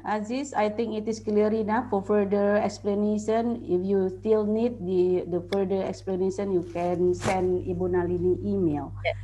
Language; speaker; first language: English; non-native, fluent; Indonesian